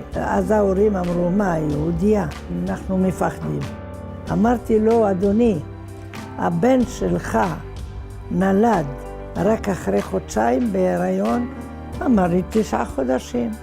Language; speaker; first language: Hebrew; non-native, fluent; Arabic